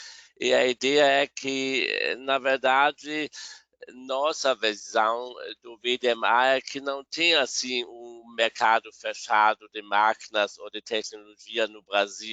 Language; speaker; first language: Portuguese; non-native, fluent; German